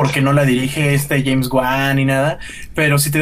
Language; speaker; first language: Spanish; native; Spanish